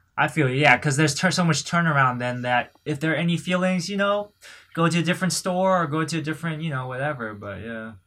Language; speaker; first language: English; native; English